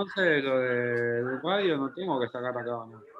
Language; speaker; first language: Spanish; native; Spanish